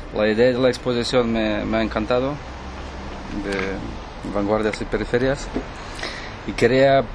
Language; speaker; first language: Spanish; non-native, fluent; Romanian